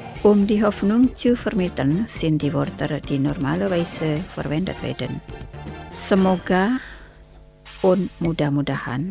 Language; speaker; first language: German; non-native, fluent; Indonesian